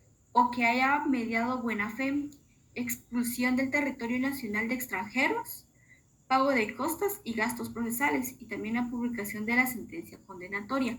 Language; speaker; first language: Spanish; native; Spanish